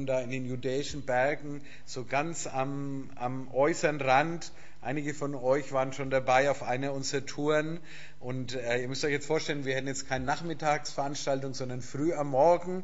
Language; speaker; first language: German; native; German